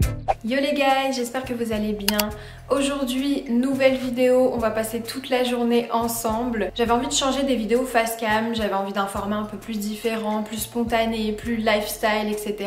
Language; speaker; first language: French; native; French